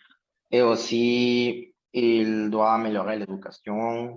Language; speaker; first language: French; non-native, learner; Spanish